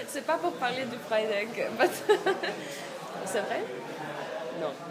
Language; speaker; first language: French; non-native, fluent; Russian